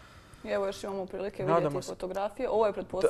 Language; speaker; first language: Croatian; native; Croatian